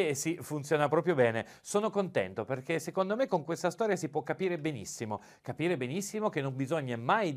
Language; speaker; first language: Italian; native; Italian